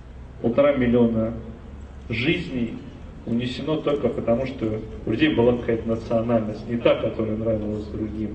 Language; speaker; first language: Russian; native; Russian